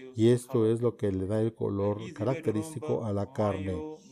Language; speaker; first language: Spanish; non-native, fluent; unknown